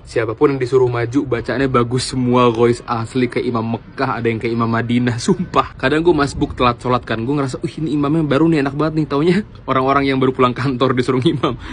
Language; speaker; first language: Indonesian; native; Indonesian